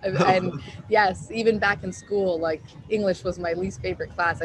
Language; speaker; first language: English; native; English